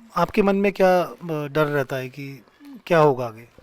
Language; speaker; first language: Hindi; native; Hindi